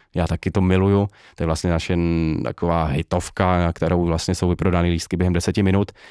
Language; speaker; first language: Czech; native; Czech